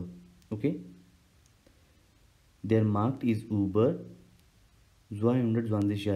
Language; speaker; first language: German; non-native, learner; Hindi